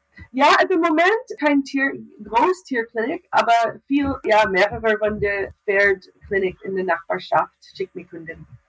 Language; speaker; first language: German; non-native, learner; English